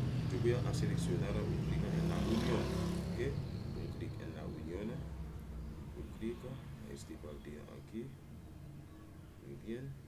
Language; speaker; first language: Spanish; non-native, learner; Haitian Creole